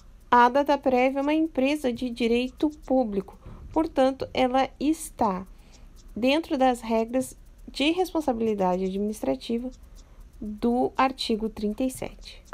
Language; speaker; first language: Portuguese; native; Portuguese